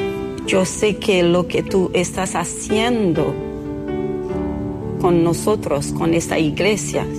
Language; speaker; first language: Spanish; non-native, fluent; Haitian Creole